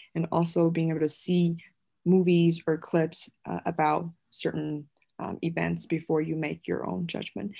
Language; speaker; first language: English; non-native, fluent; Chinese